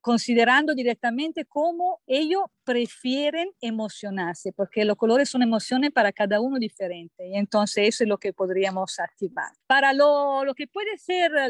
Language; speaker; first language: Spanish; non-native, fluent; Italian